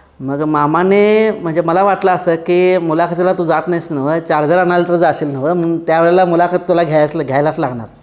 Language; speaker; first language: Marathi; native; Marathi